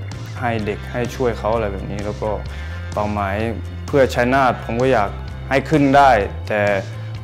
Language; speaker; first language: Thai; early bilingual, heritage; Thai